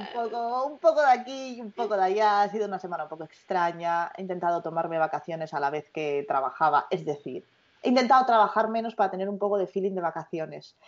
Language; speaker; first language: Spanish; native; Spanish